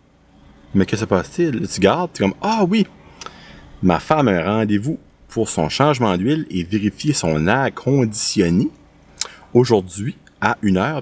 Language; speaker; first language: French; native; French